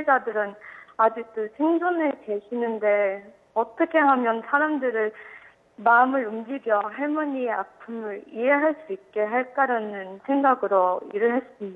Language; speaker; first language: Korean; early bilingual, heritage; Korean